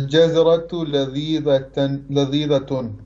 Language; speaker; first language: Arabic; non-native, learner; Urdu